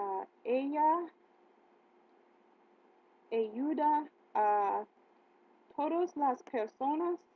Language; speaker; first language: Spanish; non-native, learner; English